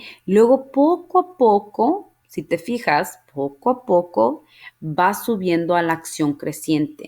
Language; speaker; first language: Spanish; early bilingual, heritage; Spanish